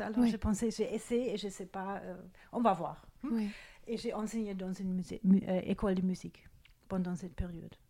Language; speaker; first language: French; non-native, fluent; German